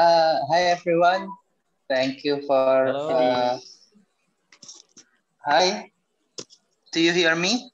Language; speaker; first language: English; non-native, learner; Indonesian